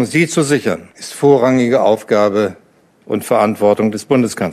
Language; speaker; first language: German; native; German